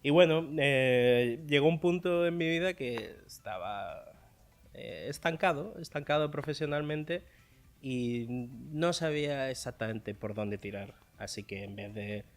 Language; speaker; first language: Spanish; early bilingual, other home language; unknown